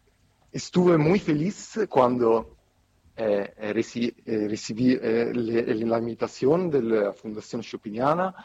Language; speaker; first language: Spanish; non-native, fluent; Italian